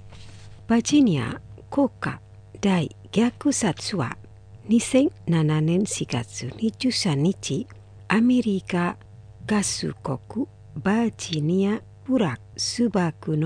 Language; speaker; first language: Japanese; non-native, fluent; Indonesian